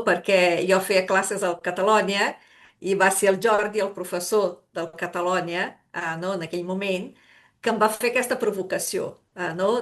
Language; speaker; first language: Catalan; non-native, fluent; Portuguese